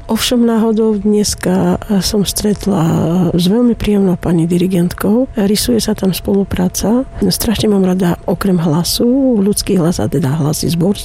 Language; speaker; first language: Slovak; non-native, fluent; Armenian